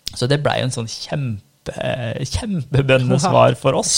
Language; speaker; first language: Norwegian; early bilingual, other home language; Persian